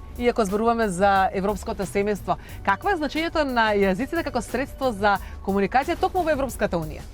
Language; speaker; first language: Macedonian; native; Macedonian